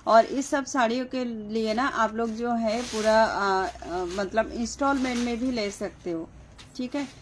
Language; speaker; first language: Hindi; non-native, local second language; Bangla